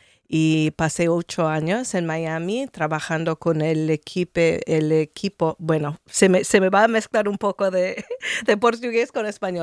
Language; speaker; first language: Spanish; non-native, fluent; English